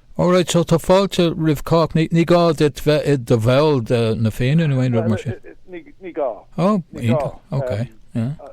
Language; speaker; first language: Irish; non-native, local second language; English